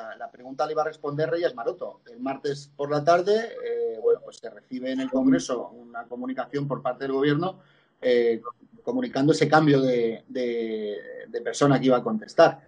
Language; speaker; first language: Spanish; native; Spanish